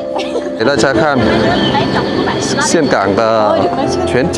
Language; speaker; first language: Chinese; non-native, learner; Vietnamese